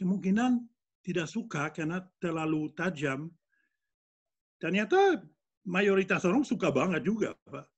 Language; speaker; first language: Indonesian; non-native, fluent; French